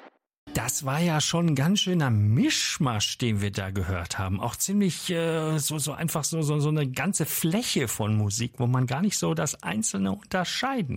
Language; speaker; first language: German; native; German